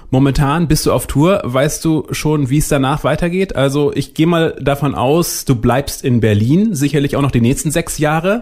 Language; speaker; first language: German; native; German